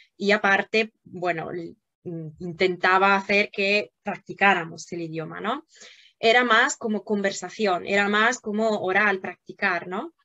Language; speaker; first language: Spanish; non-native, fluent; Italian